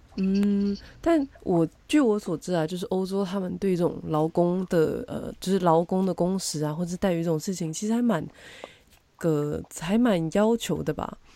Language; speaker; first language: Chinese; native; Chinese